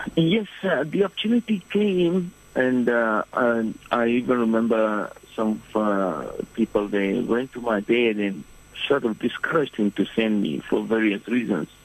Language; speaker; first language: English; non-native, fluent; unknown